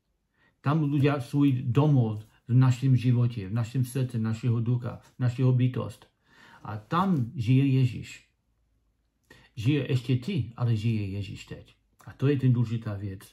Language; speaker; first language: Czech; non-native, learner; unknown